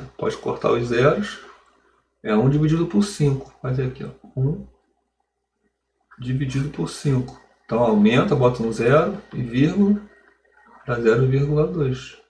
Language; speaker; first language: Portuguese; native; Portuguese